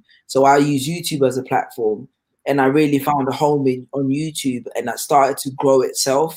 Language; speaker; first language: English; native; English